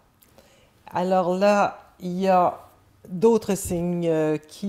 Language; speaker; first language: French; native; French